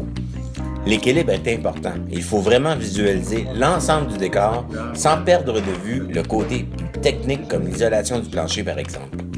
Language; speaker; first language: French; native; French